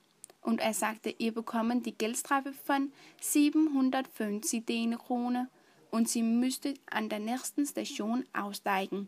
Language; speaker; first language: German; non-native, learner; Danish